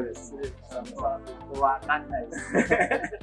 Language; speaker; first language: Japanese; non-native, fluent; Indonesian